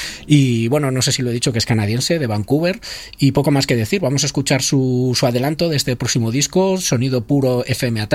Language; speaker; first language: Spanish; native; Spanish